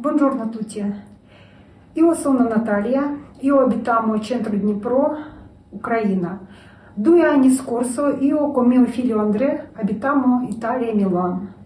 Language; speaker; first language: Italian; non-native, learner; Ukrainian